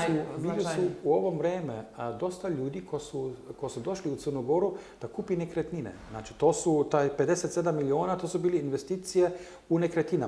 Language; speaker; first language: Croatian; non-native, learner; German